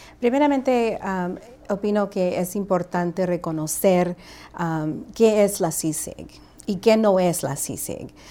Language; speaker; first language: Spanish; early bilingual, heritage; Spanish